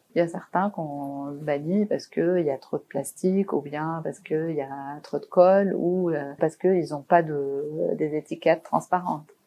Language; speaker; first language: French; non-native, local second language; Arabic